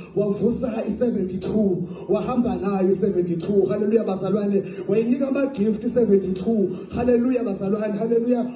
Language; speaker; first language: Zulu; non-native, local second language; Xhosa